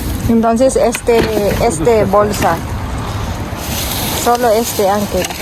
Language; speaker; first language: Spanish; non-native, learner; Filipino